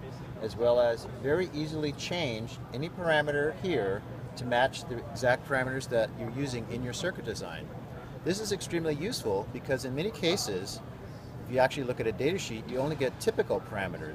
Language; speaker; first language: English; native; English